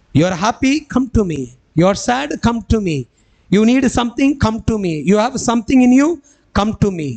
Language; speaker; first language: English; non-native, local second language; Tamil